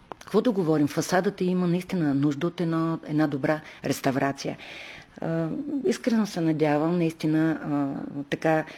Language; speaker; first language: Bulgarian; native; Bulgarian